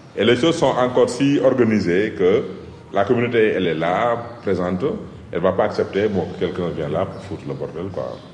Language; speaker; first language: French; non-native, local second language; Wolof